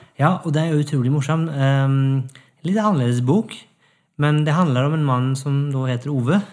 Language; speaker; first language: Norwegian; non-native, fluent; Swedish